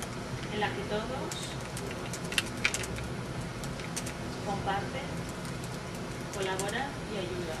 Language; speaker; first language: Spanish; native; Spanish